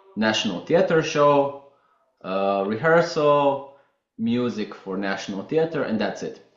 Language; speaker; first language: English; non-native, fluent; Latvian